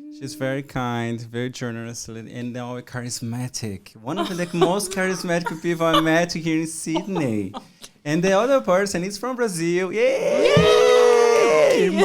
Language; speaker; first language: English; non-native, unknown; Portuguese